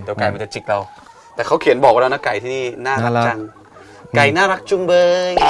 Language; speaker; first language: Thai; native; Thai